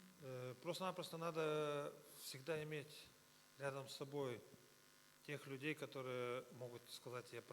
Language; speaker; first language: Russian; native; Russian